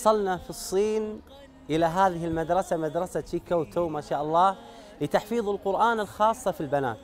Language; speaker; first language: Arabic; native; Arabic